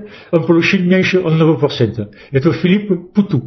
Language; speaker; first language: Russian; non-native, fluent; French